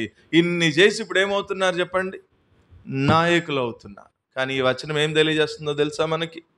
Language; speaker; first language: Telugu; native; Telugu